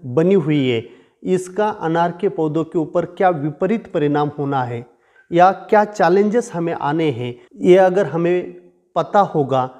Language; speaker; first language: Hindi; non-native, local second language; Marathi